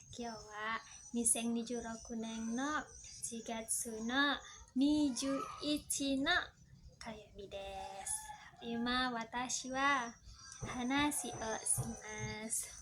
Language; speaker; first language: Japanese; non-native, learner; Indonesian